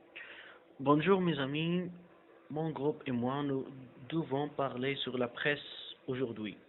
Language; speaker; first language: French; non-native, learner; Arabic